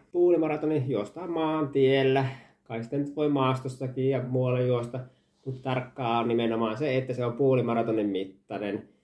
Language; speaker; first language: Finnish; early bilingual, heritage; Finnish